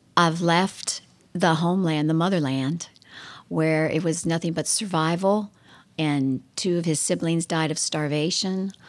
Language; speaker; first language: English; native; English